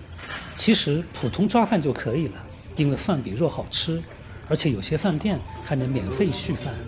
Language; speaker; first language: Chinese; native; Chinese